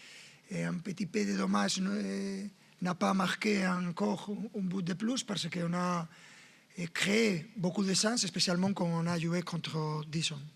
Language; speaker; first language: French; non-native, fluent; Spanish